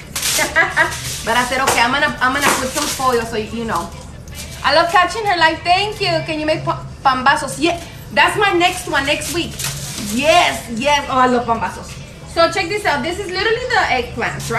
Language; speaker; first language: English; early bilingual, other home language; Spanish